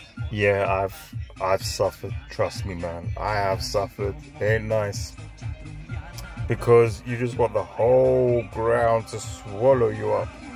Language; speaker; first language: English; early bilingual, other home language; Greek